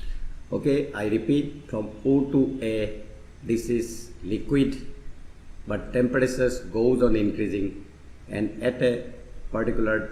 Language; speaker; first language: English; non-native, local second language; Assamese